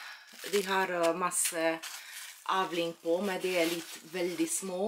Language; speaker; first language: Swedish; non-native, learner; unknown